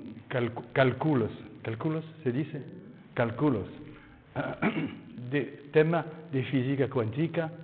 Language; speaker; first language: Spanish; non-native, fluent; French